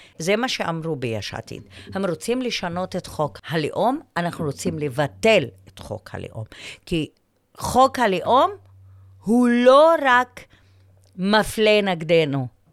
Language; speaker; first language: Hebrew; non-native, local second language; Arabic